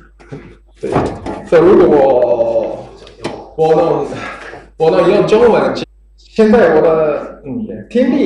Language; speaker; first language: Chinese; non-native, learner; Japanese